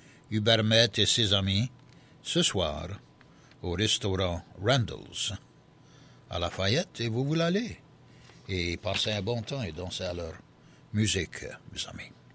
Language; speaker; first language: French; early bilingual, heritage; French